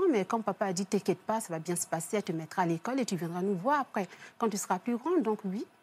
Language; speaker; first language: French; early bilingual, other home language; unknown